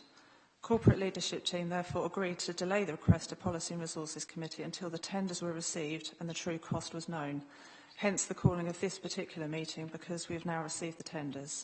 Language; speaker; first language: English; native; English